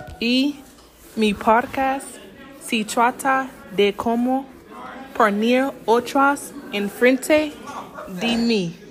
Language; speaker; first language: Spanish; non-native, learner; English